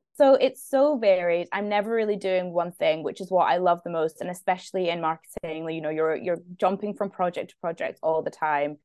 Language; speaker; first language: English; native; English